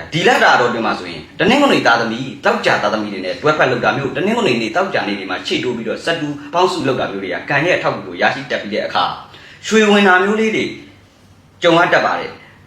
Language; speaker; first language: Burmese; native; Burmese